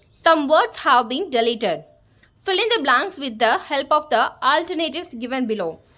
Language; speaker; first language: English; non-native, local second language; Tamil